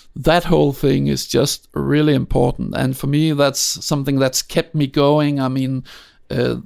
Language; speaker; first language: English; non-native, fluent; Danish